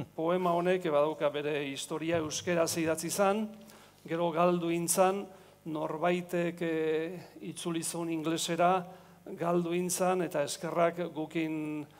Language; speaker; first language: Basque; native; Basque